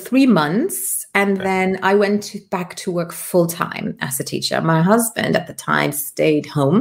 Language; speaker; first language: English; non-native, fluent; Luxembourgish